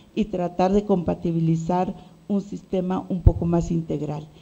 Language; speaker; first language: Spanish; native; Spanish